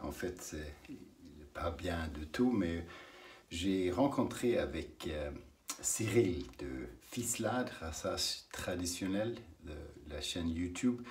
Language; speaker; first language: French; non-native, learner; English